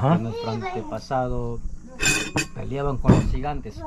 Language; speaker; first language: Spanish; non-native, local second language; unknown